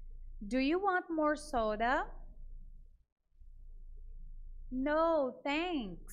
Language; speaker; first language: English; non-native, fluent; Portuguese